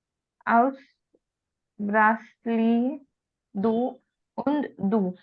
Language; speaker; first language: German; non-native, learner; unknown